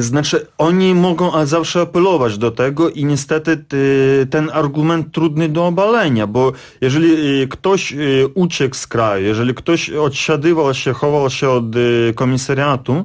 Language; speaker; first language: Polish; non-native, fluent; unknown